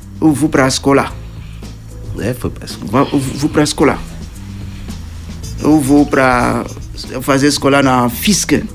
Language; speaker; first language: Portuguese; non-native, learner; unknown